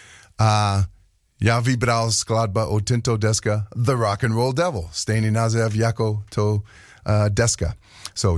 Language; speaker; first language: Czech; non-native, learner; English